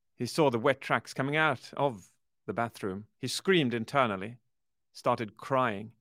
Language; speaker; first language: English; early bilingual, other home language; Swedish